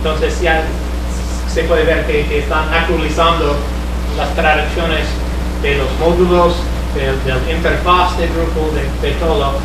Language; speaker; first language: Spanish; non-native, fluent; English